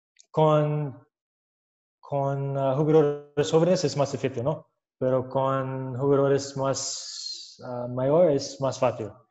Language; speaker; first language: Spanish; non-native, learner; English